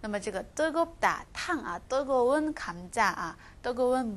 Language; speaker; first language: Korean; non-native, fluent; Chinese